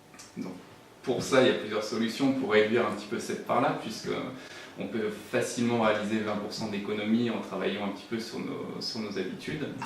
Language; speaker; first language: French; native; French